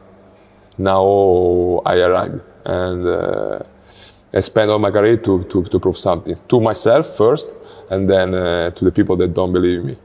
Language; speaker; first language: English; non-native, learner; Italian